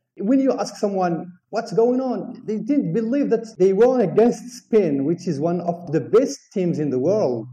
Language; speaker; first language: English; non-native, fluent; Arabic